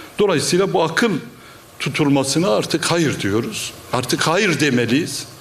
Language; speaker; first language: Turkish; non-native, local second language; Kurdish